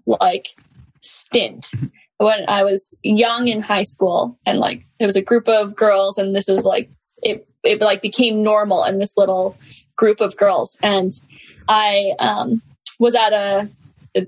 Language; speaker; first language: English; native; English